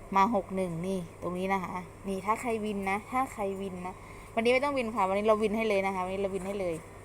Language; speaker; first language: Thai; native; Thai